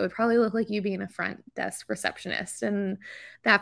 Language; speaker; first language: English; native; English